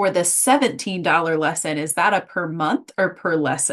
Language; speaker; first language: English; native; English